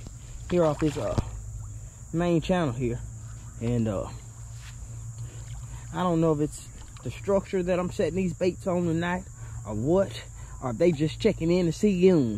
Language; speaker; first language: English; native; English